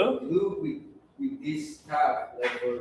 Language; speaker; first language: English; non-native, learner; Spanish